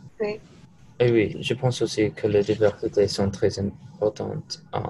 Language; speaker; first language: French; non-native, learner; English